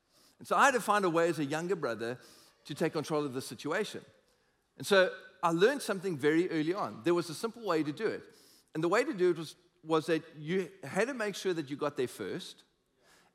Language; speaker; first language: English; native; English